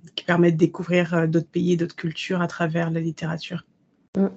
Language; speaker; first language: French; native; French